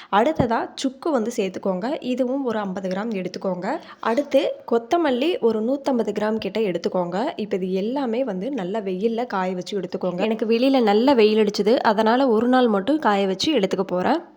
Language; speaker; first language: Tamil; native; Tamil